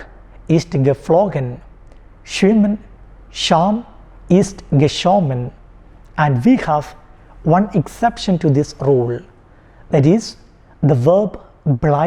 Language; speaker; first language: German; non-native, fluent; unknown